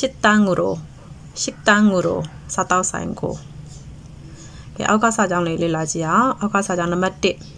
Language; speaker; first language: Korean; non-native, fluent; Burmese